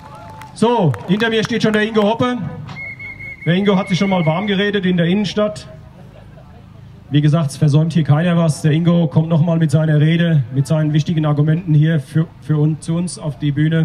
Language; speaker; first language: German; native; German